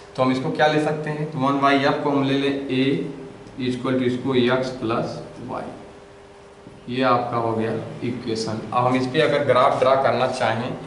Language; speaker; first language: Hindi; native; Hindi